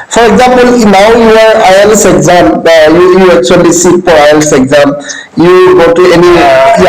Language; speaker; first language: English; non-native, learner; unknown